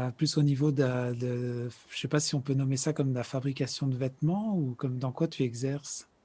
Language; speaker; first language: French; native; French